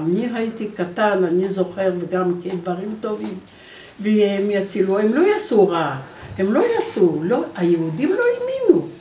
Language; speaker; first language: Hebrew; non-native, fluent; Polish